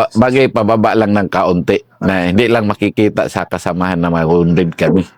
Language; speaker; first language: Filipino; non-native, local second language; Cebuano